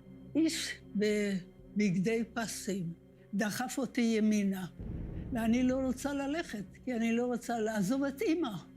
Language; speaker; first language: Hebrew; non-native, fluent; Hungarian